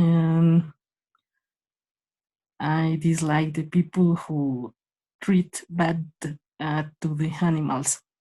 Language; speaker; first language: English; non-native, learner; Spanish